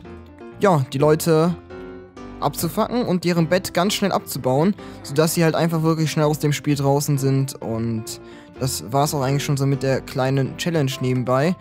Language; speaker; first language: German; native; German